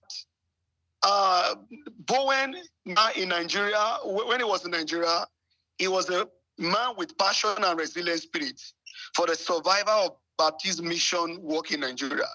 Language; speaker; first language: English; non-native, local second language; Yoruba